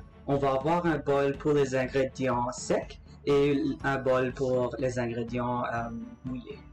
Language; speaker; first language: French; non-native, local second language; English